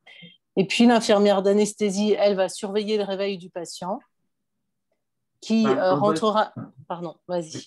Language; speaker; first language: French; native; French